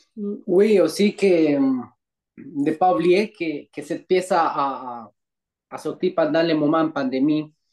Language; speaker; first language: French; non-native, learner; Spanish